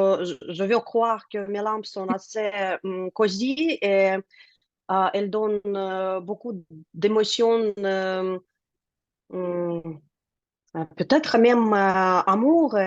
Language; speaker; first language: French; non-native, learner; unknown